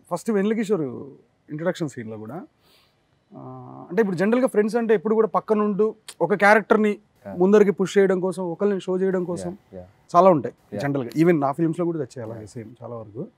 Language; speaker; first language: Telugu; native; Telugu